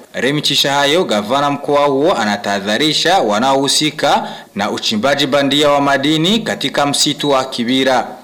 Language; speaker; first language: Swahili; non-native, local second language; Rundi